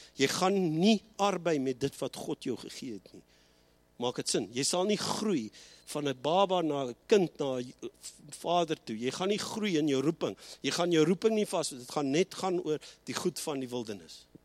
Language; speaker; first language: Afrikaans; native; Afrikaans